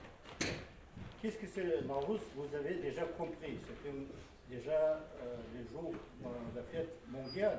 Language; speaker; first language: French; non-native, fluent; Kazakh